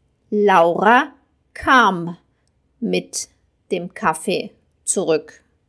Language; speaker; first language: German; native; German